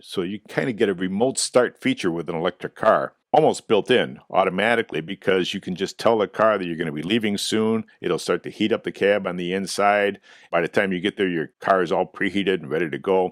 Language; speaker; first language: English; native; English